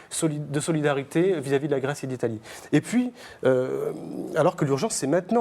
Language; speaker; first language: French; native; French